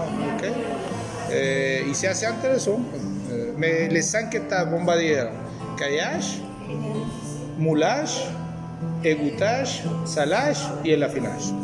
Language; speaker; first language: French; non-native, fluent; Spanish